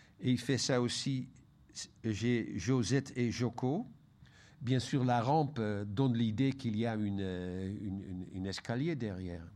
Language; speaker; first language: French; non-native, fluent; Dutch